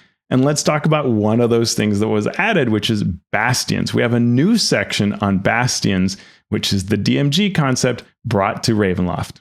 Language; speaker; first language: English; native; English